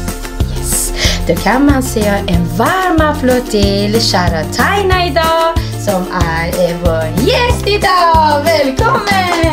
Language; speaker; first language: Swedish; non-native, fluent; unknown